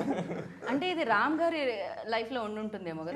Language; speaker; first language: Telugu; native; Telugu